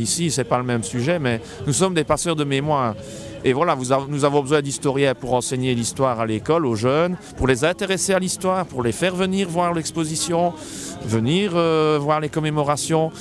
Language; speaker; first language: French; native; French